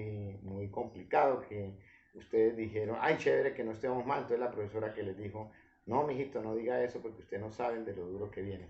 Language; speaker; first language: Spanish; native; Spanish